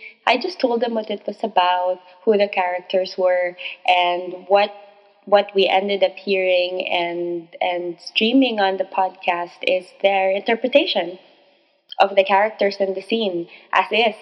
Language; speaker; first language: English; non-native, local second language; Filipino